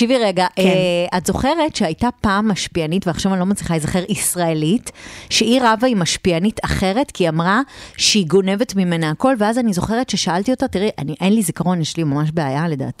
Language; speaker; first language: Hebrew; native; Hebrew